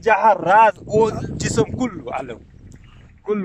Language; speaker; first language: Arabic; non-native, learner; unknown